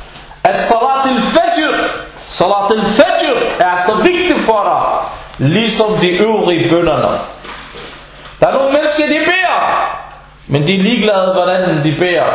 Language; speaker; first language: Danish; non-native, fluent; Arabic